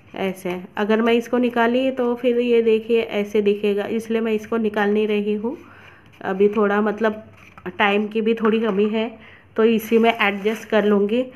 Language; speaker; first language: Hindi; non-native, local second language; Marathi